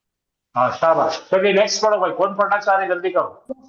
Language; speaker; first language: Hindi; native; Hindi